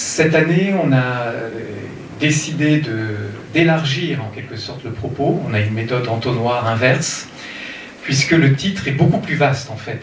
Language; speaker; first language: French; native; French